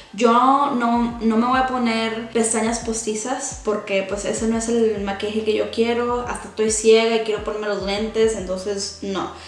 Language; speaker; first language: Spanish; early bilingual, heritage; Spanish